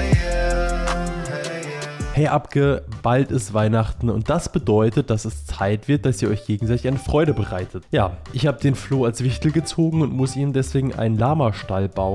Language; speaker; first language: German; native; German